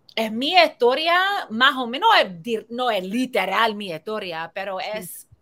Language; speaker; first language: Spanish; early bilingual, heritage; Spanish